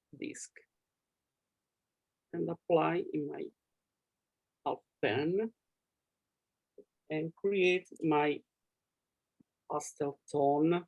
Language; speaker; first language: English; non-native, learner; Italian